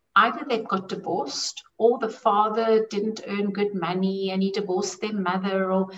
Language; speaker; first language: English; native; English